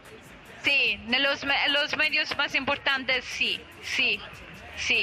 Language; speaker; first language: Spanish; non-native, fluent; Italian